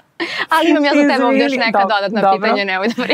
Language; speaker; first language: Serbian; native; Serbian